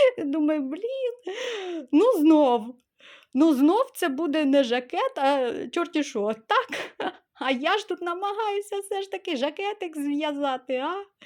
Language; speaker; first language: Ukrainian; non-native, local second language; Russian